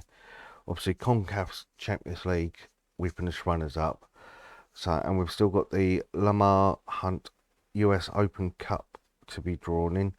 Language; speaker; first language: English; native; English